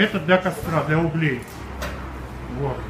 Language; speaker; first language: Russian; native; Russian